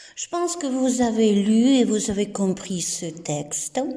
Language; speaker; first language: French; non-native, fluent; Ukrainian